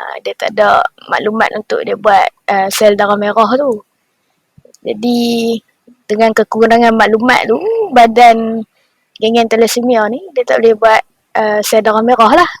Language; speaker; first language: Malay; native; Malay